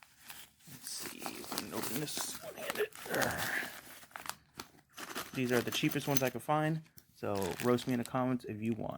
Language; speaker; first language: English; native; English